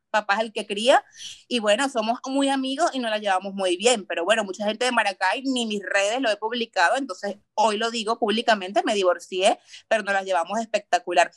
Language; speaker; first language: Spanish; native; Spanish